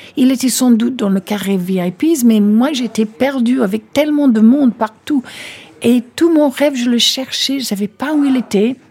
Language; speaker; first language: French; non-native, fluent; English